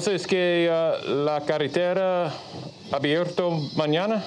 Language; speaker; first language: Spanish; non-native, learner; English